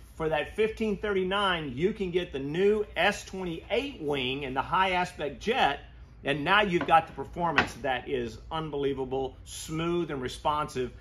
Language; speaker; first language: English; native; English